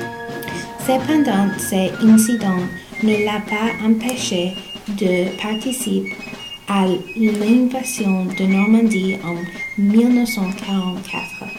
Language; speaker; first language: French; non-native, learner; English